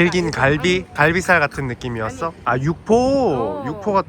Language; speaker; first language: Korean; native; Korean